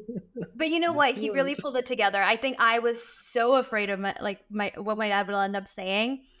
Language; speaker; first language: English; early bilingual, other home language; Arabic